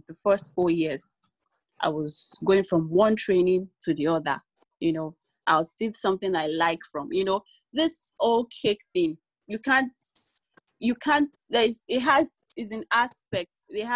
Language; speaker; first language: English; non-native, local second language; Yoruba